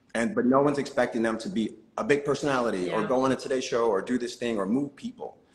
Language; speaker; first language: English; native; English